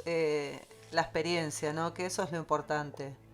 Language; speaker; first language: Spanish; native; Spanish